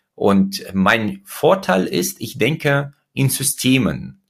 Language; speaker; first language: German; early bilingual, other home language; Russian